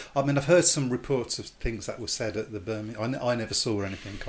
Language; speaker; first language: English; native; English